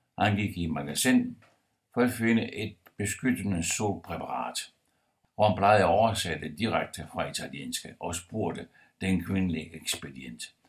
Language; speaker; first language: Danish; non-native, fluent; Italian